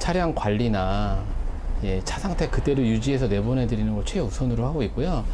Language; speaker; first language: Korean; native; Korean